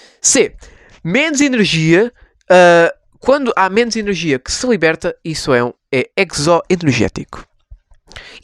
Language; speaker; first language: Portuguese; native; Portuguese